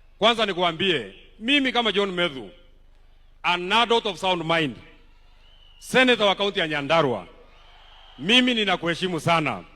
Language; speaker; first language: Swahili; non-native, local second language; Kikuyu